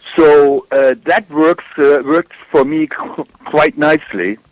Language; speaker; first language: English; non-native, fluent; German